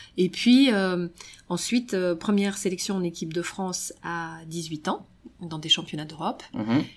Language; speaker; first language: French; early bilingual, other home language; Romanian